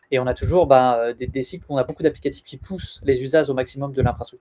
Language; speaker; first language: French; native; French